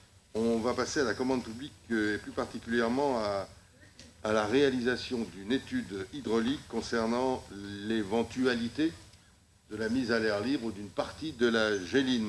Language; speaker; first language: French; native; French